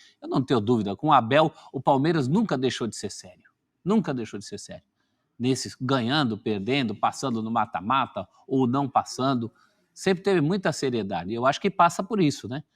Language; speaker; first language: Portuguese; native; Portuguese